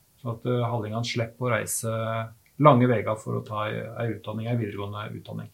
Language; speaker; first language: Norwegian; native; Norwegian